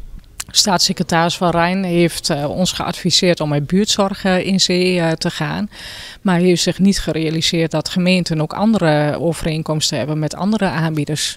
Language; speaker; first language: Dutch; native; Dutch